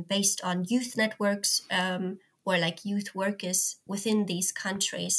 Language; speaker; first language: English; non-native, fluent; German